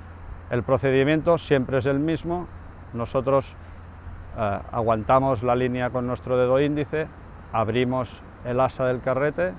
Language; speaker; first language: Spanish; native; Spanish